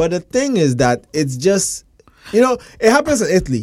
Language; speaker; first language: English; non-native, local second language; Akan